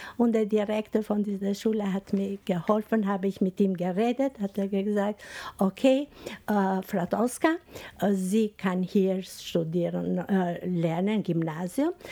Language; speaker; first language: German; non-native, fluent; Albanian